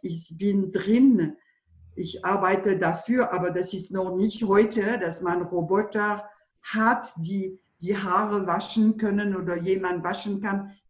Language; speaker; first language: German; non-native, fluent; French